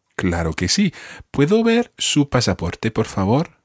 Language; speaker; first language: Spanish; non-native, fluent; English